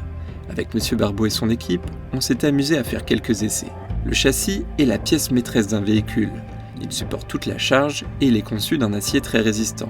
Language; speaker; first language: French; native; French